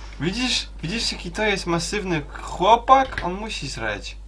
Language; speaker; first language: Polish; native; Polish